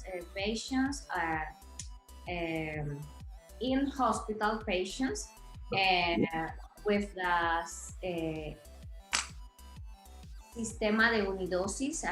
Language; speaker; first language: English; non-native, learner; Spanish